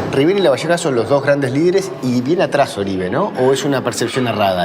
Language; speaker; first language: Spanish; native; Spanish